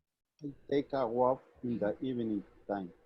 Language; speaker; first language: English; non-native, learner; Spanish